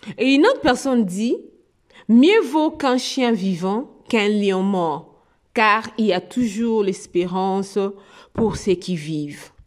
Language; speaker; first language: French; non-native, local second language; Lingala